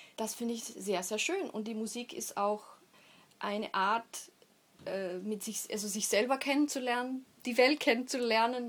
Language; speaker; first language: German; native; German